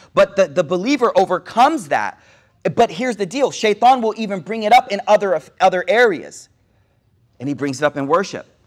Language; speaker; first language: English; native; English